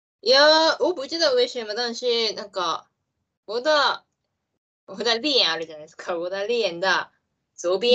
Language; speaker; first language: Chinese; non-native, learner; Japanese